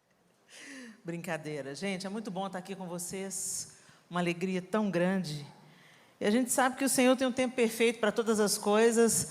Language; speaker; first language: Portuguese; native; Portuguese